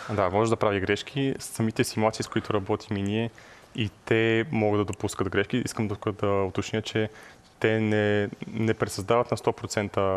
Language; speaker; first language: Bulgarian; native; Bulgarian